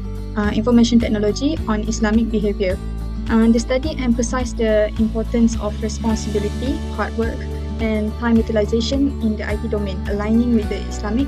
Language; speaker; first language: English; non-native, local second language; Malay